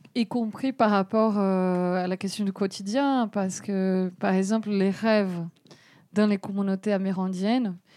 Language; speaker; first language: French; non-native, fluent; Portuguese